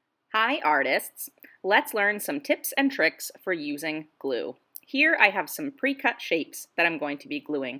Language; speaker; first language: English; native; English